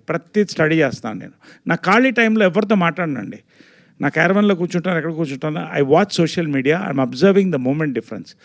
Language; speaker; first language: Telugu; native; Telugu